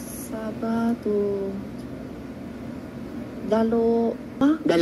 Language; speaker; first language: Filipino; non-native, learner; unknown